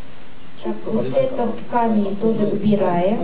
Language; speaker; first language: Russian; non-native, fluent; Japanese